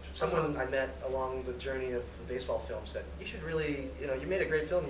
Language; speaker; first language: English; native; English